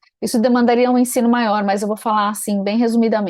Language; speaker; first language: Portuguese; native; Portuguese